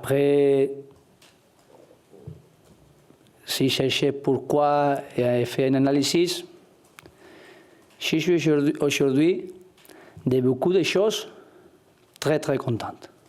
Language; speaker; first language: French; non-native, learner; Spanish